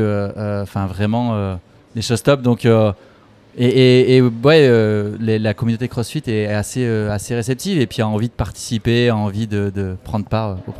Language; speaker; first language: French; native; French